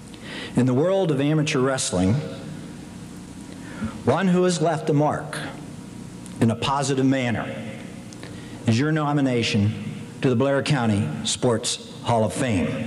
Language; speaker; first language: English; native; English